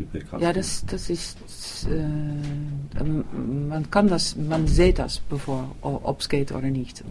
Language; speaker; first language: German; non-native, learner; Dutch